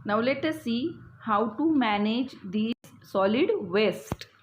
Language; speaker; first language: English; non-native, local second language; Marathi